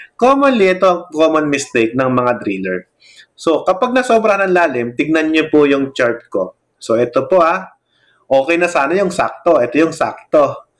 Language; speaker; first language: Filipino; non-native, local second language; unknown